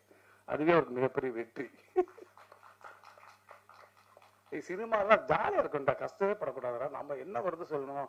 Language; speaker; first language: Tamil; native; Tamil